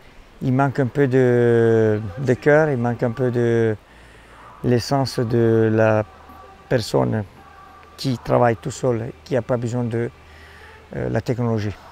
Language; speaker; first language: French; non-native, fluent; Italian